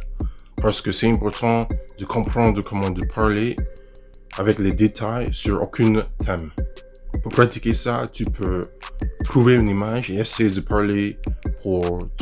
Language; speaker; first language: French; non-native, fluent; English